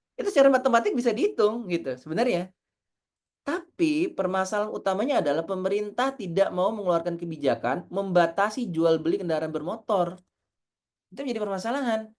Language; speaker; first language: Indonesian; native; Indonesian